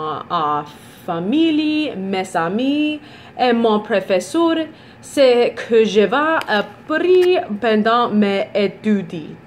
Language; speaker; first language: French; non-native, learner; English